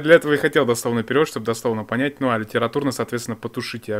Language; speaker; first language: Russian; native; Russian